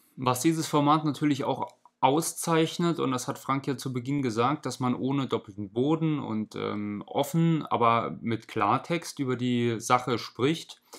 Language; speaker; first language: German; native; German